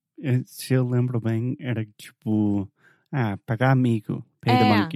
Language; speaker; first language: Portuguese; non-native, fluent; English